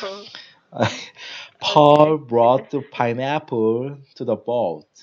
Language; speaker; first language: English; non-native, learner; Korean